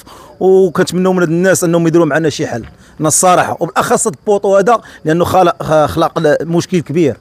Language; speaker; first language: Arabic; native; Arabic